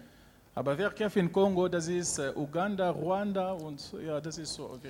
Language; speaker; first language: German; non-native, learner; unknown